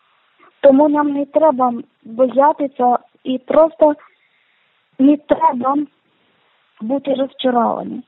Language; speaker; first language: Ukrainian; non-native, learner; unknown